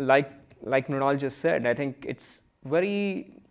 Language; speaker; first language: English; early bilingual, other home language; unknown